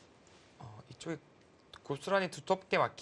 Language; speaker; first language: Korean; native; Korean